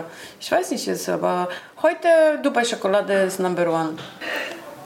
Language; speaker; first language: German; non-native, learner; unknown